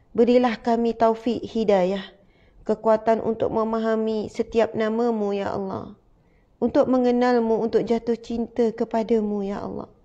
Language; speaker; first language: Malay; native; Malay